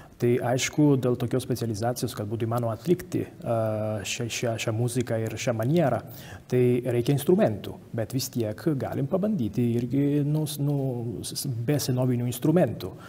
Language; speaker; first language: Lithuanian; non-native, fluent; Italian